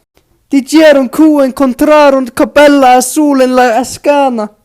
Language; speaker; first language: Spanish; non-native, learner; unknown